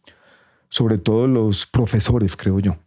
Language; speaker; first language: Spanish; native; Spanish